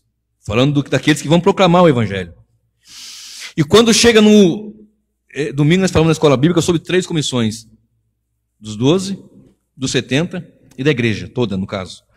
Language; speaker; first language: Portuguese; native; Portuguese